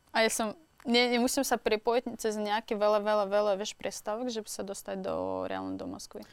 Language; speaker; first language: Slovak; non-native, learner; Russian